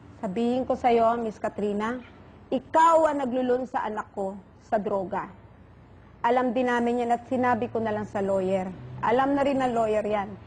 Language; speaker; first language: Filipino; native; Filipino